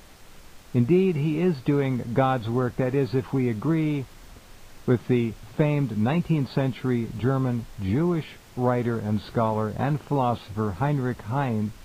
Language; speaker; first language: English; native; English